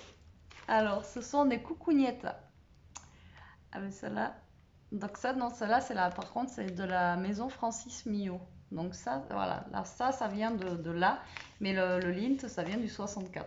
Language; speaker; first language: French; native; French